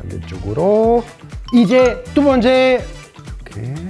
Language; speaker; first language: Korean; non-native, fluent; Italian